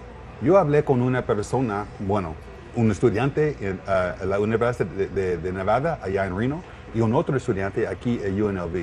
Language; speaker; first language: Spanish; non-native, learner; English